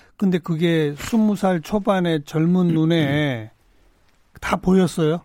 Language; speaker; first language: Korean; native; Korean